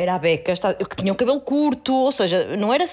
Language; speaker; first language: Portuguese; native; Portuguese